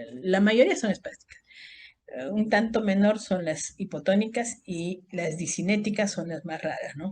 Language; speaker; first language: Spanish; native; Spanish